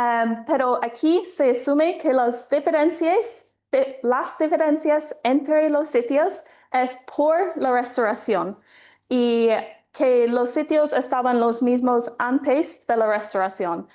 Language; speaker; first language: Spanish; non-native, fluent; English